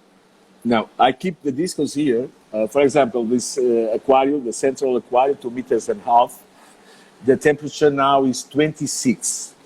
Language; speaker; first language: English; non-native, learner; Portuguese